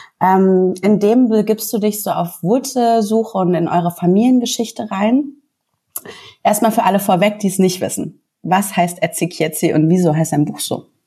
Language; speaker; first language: German; native; German